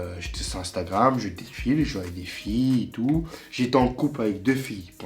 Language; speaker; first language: French; native; French